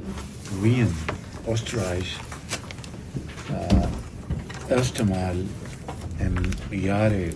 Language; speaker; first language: German; non-native, learner; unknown